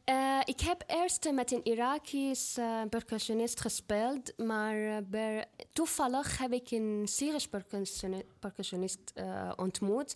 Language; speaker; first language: Dutch; non-native, fluent; Arabic